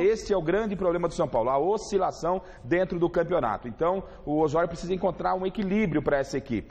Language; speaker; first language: Portuguese; native; Portuguese